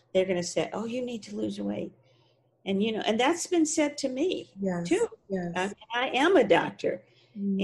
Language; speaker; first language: English; native; English